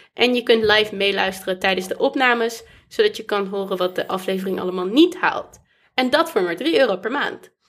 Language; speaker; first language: Dutch; native; Dutch